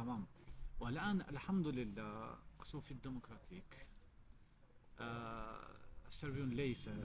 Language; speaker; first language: Arabic; non-native, learner; Albanian